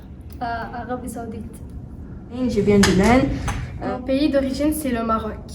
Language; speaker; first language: French; non-native, learner; Arabic